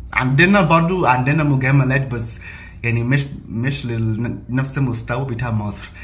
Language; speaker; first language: Egyptian Arabic; non-native, fluent; English